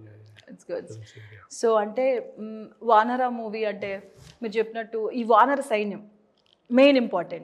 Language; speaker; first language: Telugu; native; Telugu